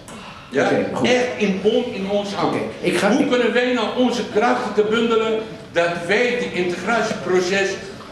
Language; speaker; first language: Dutch; non-native, fluent; Turkish